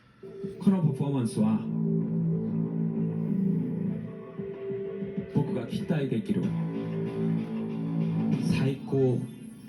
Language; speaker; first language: Japanese; non-native, learner; Korean